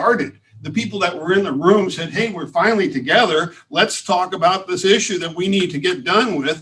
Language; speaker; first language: English; native; English